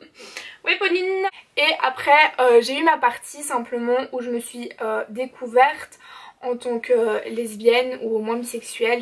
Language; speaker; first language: French; native; French